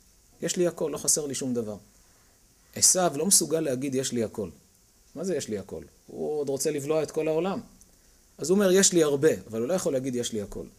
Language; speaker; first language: Hebrew; native; Hebrew